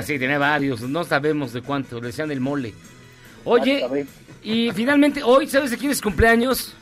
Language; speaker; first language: Spanish; native; Spanish